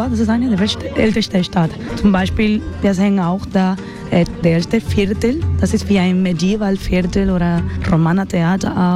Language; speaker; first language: German; non-native, learner; Spanish